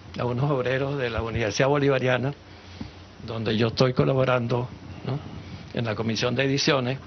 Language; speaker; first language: Spanish; native; Spanish